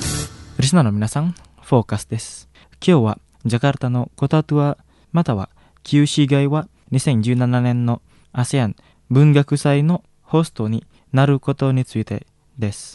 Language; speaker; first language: Japanese; non-native, fluent; Indonesian